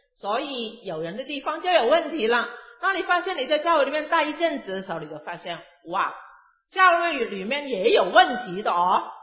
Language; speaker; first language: Chinese; non-native, local second language; Cantonese